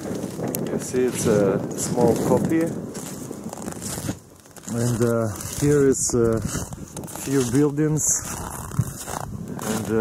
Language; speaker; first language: English; non-native, learner; Russian